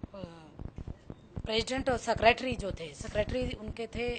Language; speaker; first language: Hindi; native; Hindi